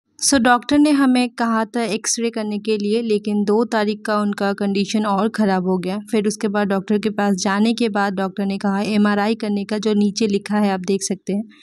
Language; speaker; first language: Hindi; non-native, local second language; Bangla